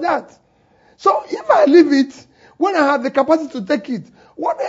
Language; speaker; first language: English; non-native, local second language; Igbo